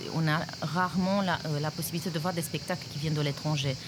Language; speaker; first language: French; non-native, fluent; Romanian